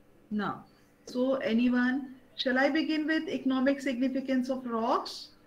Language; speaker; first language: English; non-native, local second language; Hindi